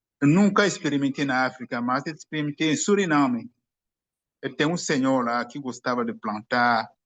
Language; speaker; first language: Portuguese; non-native, fluent; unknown